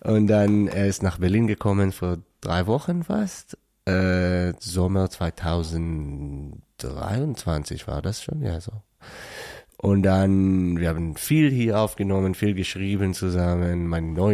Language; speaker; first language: German; non-native, learner; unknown